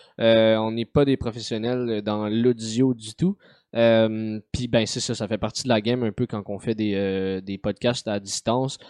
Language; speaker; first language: French; native; French